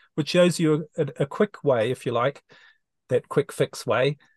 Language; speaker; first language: English; native; English